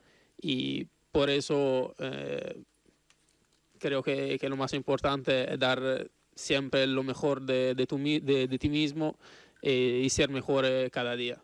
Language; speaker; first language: Spanish; non-native, fluent; Italian